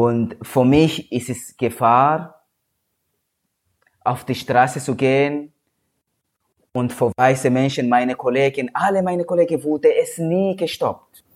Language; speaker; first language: German; non-native, learner; Swahili